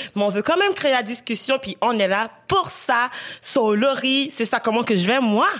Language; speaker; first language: French; native; French